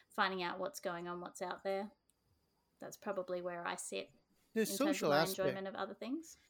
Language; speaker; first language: English; native; English